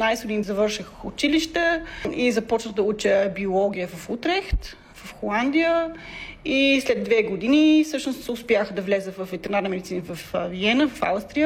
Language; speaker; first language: Bulgarian; non-native, fluent; Dutch